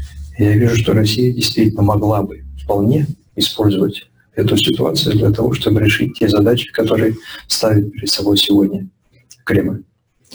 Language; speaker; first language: Russian; native; Russian